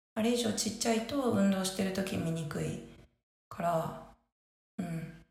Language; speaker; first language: Japanese; native; Japanese